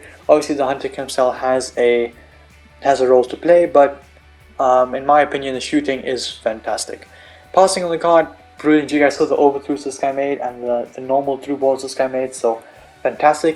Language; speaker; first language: English; native; English